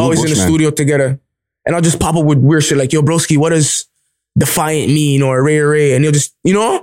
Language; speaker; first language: English; native; English